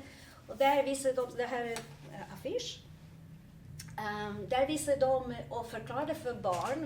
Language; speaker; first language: Swedish; non-native, fluent; Serbian